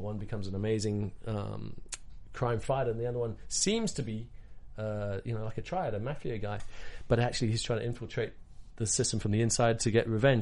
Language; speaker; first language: English; native; English